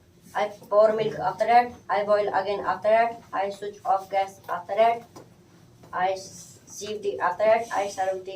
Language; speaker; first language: English; non-native, learner; Hindi